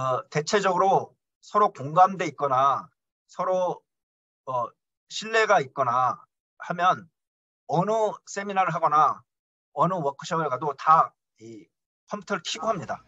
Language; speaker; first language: Korean; native; Korean